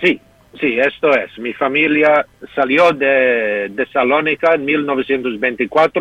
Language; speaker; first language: Spanish; non-native, fluent; English